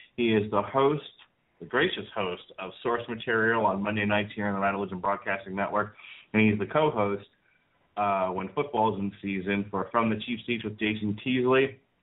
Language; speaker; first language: English; native; English